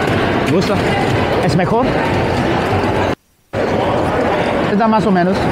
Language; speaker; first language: Spanish; non-native, learner; Portuguese